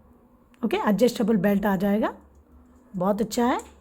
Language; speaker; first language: Hindi; non-native, local second language; Telugu